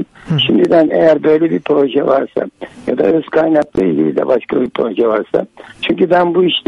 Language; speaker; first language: Turkish; native; Turkish